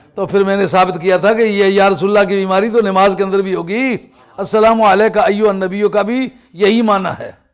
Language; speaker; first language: Urdu; non-native, local second language; Punjabi